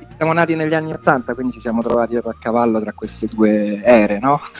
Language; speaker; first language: Italian; native; Italian